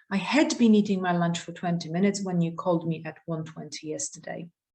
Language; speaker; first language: English; non-native, fluent; Polish